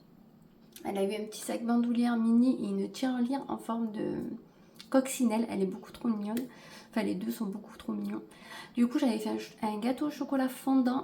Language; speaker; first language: French; native; French